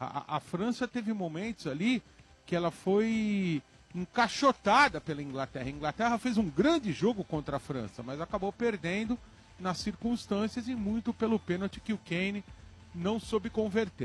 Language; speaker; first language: Portuguese; native; Portuguese